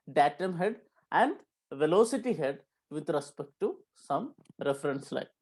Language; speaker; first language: English; non-native, local second language; Malayalam